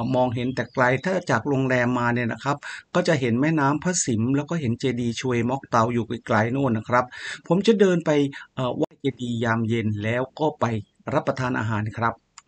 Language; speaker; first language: Thai; native; Thai